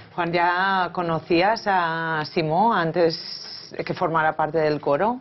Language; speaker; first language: Spanish; non-native, local second language; Catalan